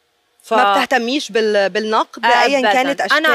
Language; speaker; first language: Arabic; native; Arabic